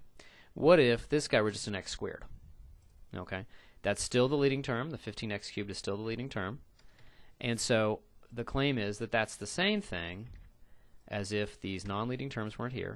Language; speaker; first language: English; native; English